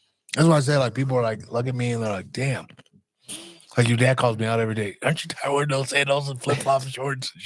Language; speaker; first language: English; native; English